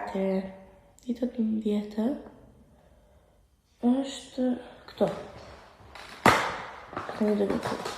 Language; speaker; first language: Albanian; early bilingual, heritage; Albanian